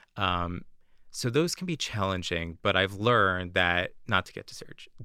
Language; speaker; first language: English; native; English